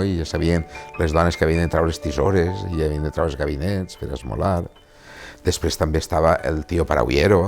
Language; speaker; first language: Catalan; native; Catalan